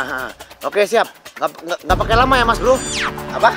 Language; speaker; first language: Indonesian; native; Indonesian